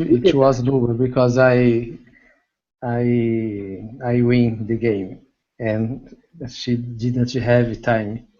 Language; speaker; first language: English; non-native, learner; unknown